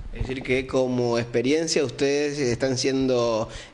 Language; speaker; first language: Spanish; native; Spanish